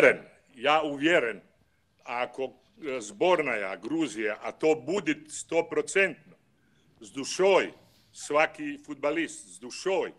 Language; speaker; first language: Russian; non-native, learner; Croatian